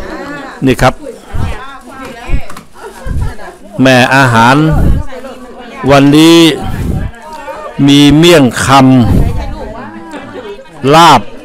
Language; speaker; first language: Thai; native; Thai